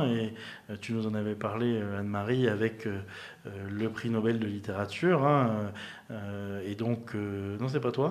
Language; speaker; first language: French; native; French